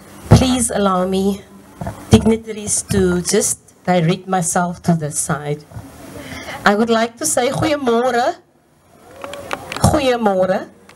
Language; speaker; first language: English; non-native, local second language; Afrikaans